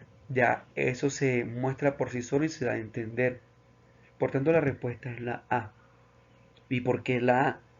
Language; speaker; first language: Spanish; native; Spanish